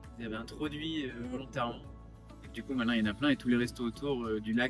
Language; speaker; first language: French; native; French